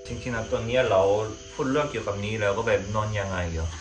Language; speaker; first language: Thai; non-native, fluent; Korean